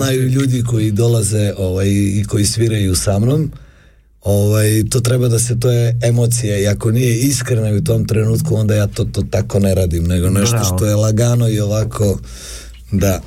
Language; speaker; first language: Serbian; native; Serbian